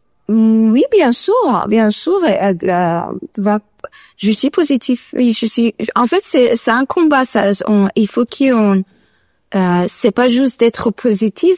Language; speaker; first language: French; non-native, learner; Persian